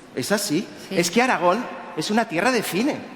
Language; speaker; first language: Spanish; native; Spanish